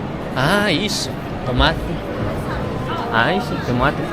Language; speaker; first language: Portuguese; non-native, learner; Indonesian